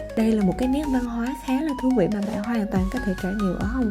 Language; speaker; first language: Vietnamese; native; Vietnamese